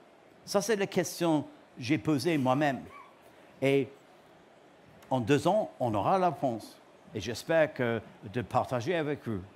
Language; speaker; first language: French; non-native, learner; English